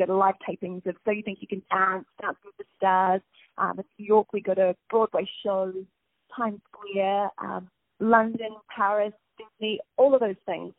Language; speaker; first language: English; native; English